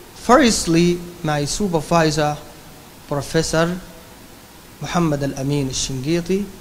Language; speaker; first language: English; non-native, fluent; Arabic